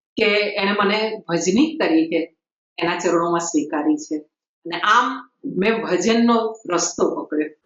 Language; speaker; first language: Gujarati; native; Gujarati